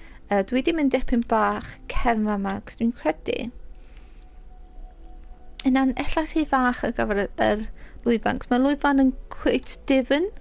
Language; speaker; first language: Welsh; native; Welsh